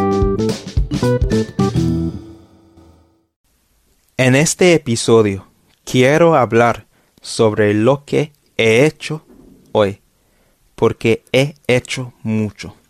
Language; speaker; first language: Spanish; non-native, fluent; English